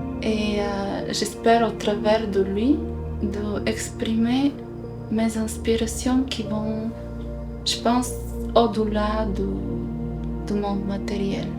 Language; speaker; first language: French; non-native, fluent; Bulgarian